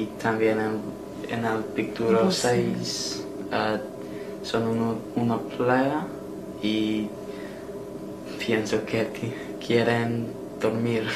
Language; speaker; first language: Spanish; non-native, learner; English